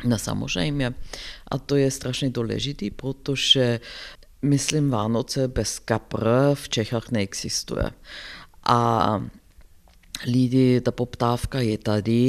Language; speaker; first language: Czech; non-native, fluent; German